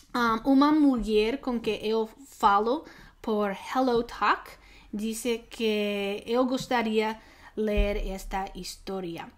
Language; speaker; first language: Portuguese; non-native, learner; English